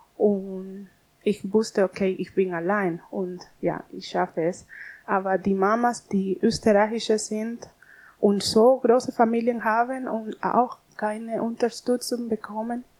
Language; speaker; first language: German; non-native, learner; Spanish